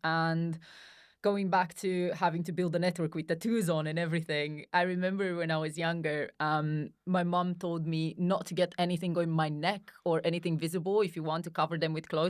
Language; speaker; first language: English; non-native, fluent; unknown